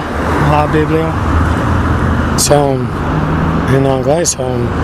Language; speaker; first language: Spanish; non-native, learner; English